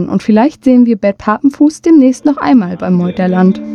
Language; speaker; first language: German; native; German